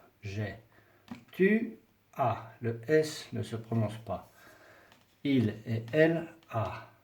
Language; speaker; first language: French; non-native, fluent; Spanish